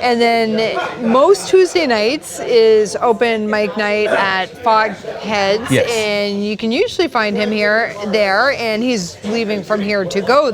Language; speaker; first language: English; native; English